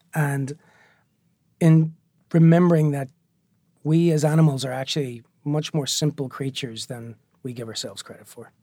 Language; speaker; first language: English; native; English